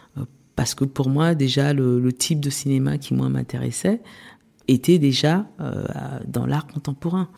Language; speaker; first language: French; early bilingual, other home language; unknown